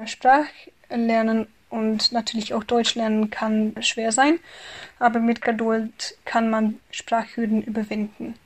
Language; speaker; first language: German; non-native, fluent; Hungarian